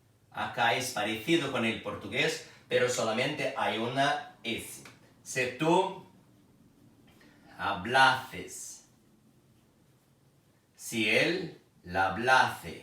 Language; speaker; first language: Spanish; non-native, fluent; Portuguese